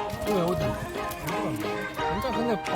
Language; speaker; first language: Korean; native; Korean